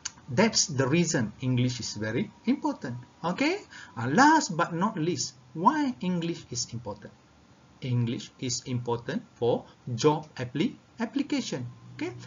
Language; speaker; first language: English; non-native, local second language; Tamil